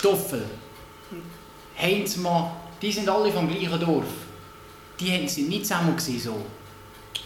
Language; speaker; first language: German; native; German